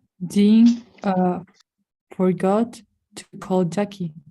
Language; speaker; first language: English; non-native, learner; Spanish